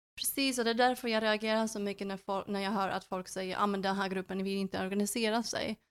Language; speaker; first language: Swedish; non-native, fluent; Polish